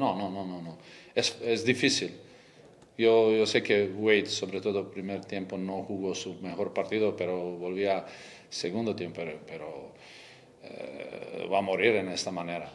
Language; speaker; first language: Spanish; non-native, learner; Croatian